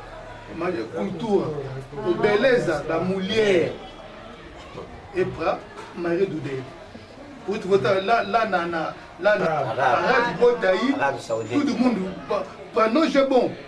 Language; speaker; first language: Portuguese; non-native, learner; Lingala